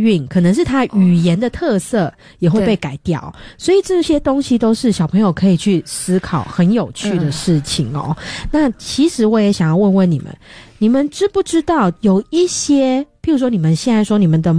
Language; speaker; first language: Chinese; non-native, local second language; Min Nan Chinese